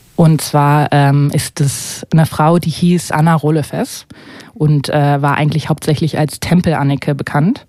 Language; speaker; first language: German; native; German